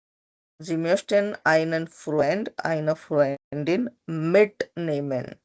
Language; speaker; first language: German; non-native, learner; Hindi